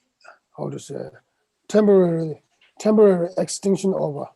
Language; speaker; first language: English; non-native, fluent; Tibetan